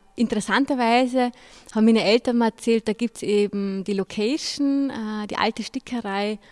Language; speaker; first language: German; native; German